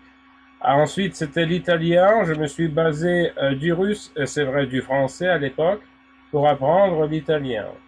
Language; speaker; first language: French; non-native, fluent; Russian